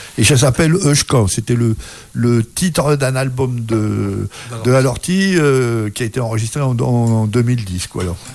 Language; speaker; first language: French; native; French